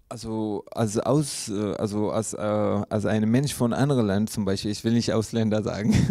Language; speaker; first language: German; non-native, learner; Urdu